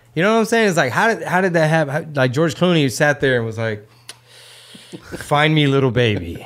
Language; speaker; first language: English; early bilingual, other home language; Spanish